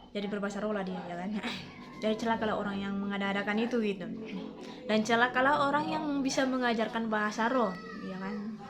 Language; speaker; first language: Indonesian; native; Indonesian